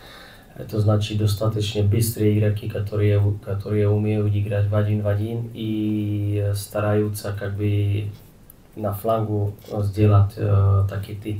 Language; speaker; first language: Russian; non-native, fluent; Czech